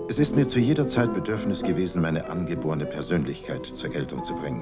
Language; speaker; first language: German; native; German